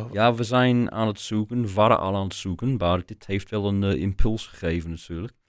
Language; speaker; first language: Dutch; non-native, fluent; English